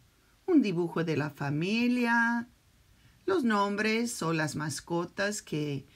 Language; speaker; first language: Spanish; early bilingual, heritage; Spanish